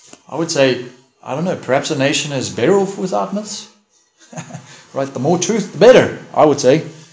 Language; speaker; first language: English; early bilingual, other home language; Afrikaans